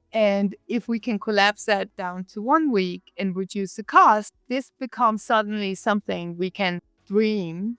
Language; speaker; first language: English; non-native, fluent; Danish